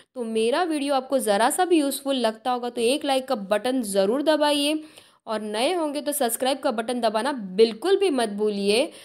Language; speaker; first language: Hindi; non-native, local second language; Marathi